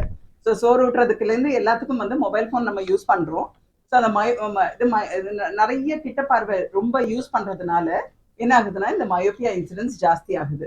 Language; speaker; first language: Tamil; native; Tamil